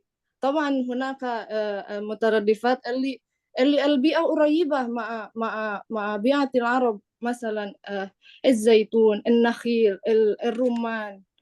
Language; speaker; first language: Arabic; non-native, learner; Indonesian